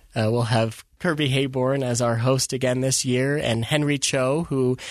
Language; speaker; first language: English; early bilingual, other home language; Filipino